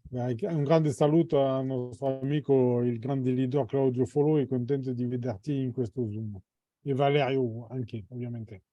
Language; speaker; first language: Italian; non-native, fluent; French